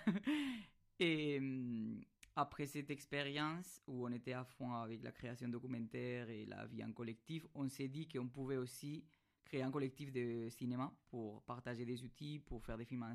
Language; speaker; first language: French; non-native, fluent; Spanish